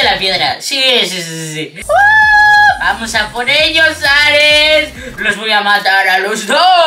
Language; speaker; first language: Spanish; native; Spanish